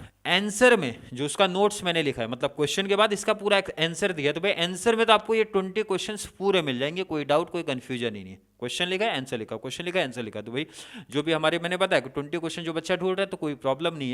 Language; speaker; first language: Hindi; native; Hindi